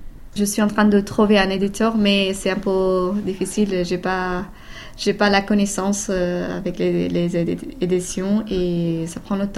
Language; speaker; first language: French; non-native, fluent; Persian